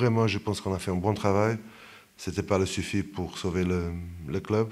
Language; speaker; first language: French; non-native, fluent; Portuguese